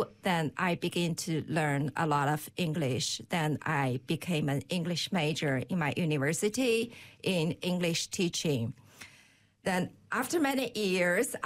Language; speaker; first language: English; non-native, fluent; Chinese